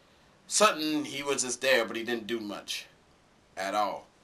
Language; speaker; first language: English; native; English